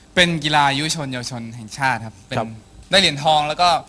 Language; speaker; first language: Thai; native; Thai